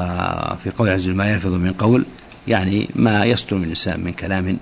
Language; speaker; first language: Arabic; native; Arabic